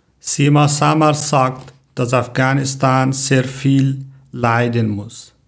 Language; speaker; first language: German; non-native, learner; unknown